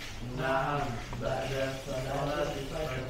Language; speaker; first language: Arabic; non-native, fluent; Indonesian